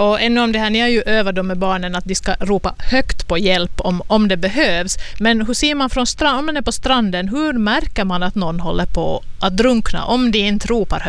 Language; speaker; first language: Swedish; native; Swedish